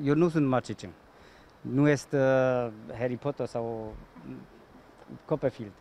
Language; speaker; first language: Romanian; non-native, learner; German